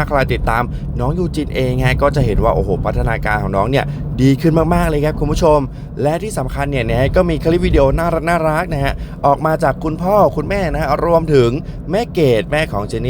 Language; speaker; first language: Thai; native; Thai